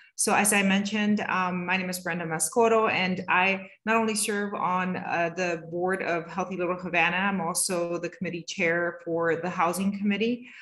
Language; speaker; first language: English; native; English